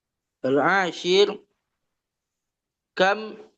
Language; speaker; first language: Arabic; non-native, learner; Indonesian